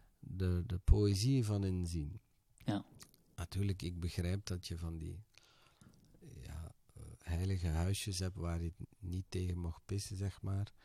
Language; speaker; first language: Dutch; early bilingual, other home language; Turkish